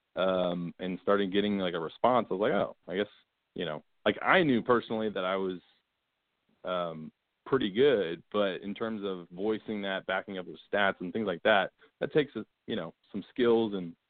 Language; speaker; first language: English; native; English